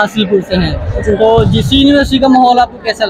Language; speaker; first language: Urdu; non-native, local second language; Punjabi